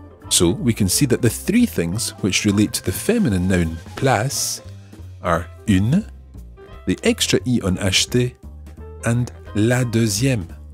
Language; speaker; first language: English; native; English